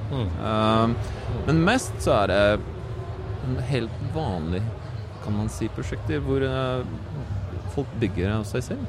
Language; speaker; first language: Norwegian; non-native, fluent; Polish